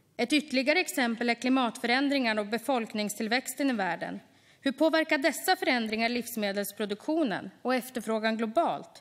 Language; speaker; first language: Swedish; native; Swedish